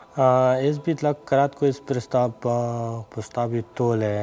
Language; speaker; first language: Slovenian; non-native, learner; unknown